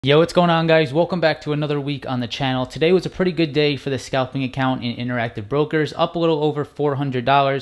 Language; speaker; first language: English; native; English